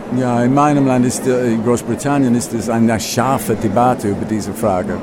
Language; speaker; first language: German; non-native, fluent; English